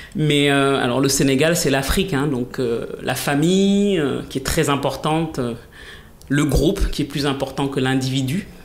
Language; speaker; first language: French; native; French